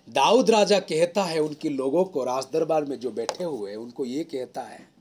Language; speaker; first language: Hindi; non-native, local second language; Odia